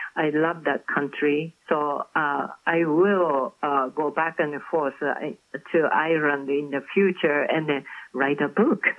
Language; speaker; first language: English; non-native, fluent; Japanese